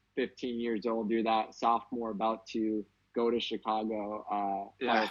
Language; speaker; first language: English; native; English